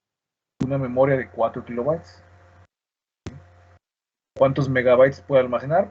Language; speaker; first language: Spanish; native; Spanish